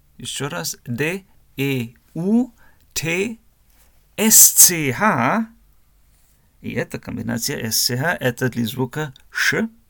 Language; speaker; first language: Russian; non-native, learner; German